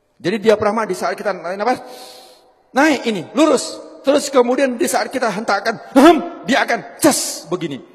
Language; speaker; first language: Indonesian; native; Indonesian